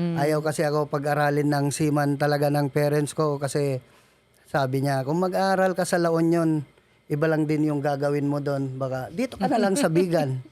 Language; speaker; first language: Filipino; non-native, local second language; Iloko